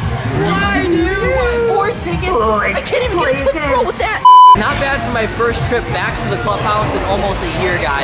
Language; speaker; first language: English; native; English